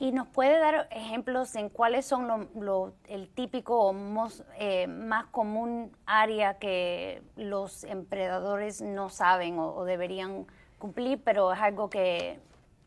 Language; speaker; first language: Spanish; early bilingual, heritage; Spanish